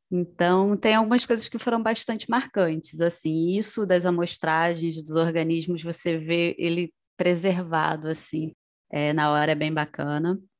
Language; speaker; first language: Portuguese; native; Portuguese